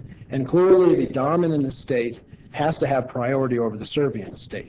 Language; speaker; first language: English; native; English